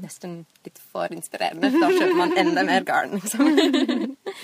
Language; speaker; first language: Norwegian; non-native, fluent; English